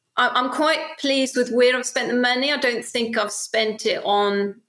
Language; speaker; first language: English; native; English